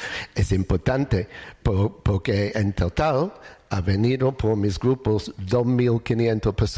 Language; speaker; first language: Spanish; non-native, learner; English